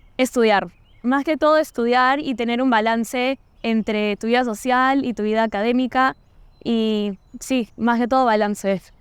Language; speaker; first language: Spanish; non-native, fluent; Portuguese